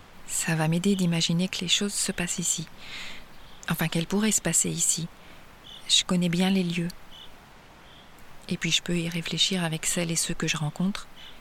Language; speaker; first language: French; native; French